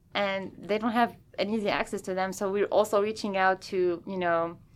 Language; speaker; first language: English; non-native, fluent; Arabic